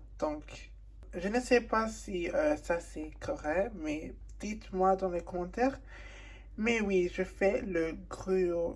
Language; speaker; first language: French; non-native, learner; English